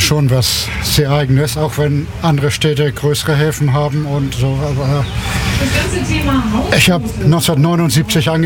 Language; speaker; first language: German; native; German